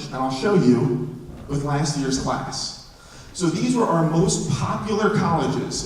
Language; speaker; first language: English; native; English